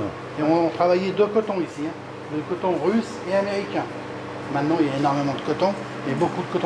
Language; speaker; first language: French; native; French